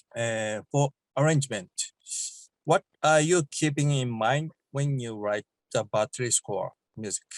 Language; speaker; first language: English; non-native, learner; Japanese